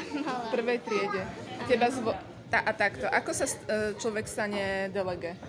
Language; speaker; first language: Slovak; native; Slovak